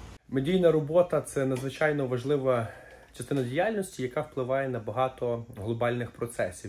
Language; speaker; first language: Ukrainian; native; Ukrainian